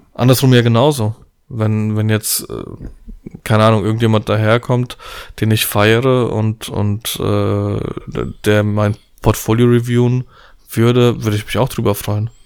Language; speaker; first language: German; early bilingual, other home language; Polish